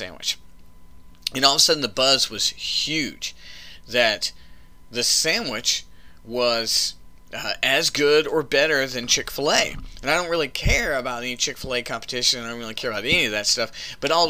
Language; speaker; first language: English; native; English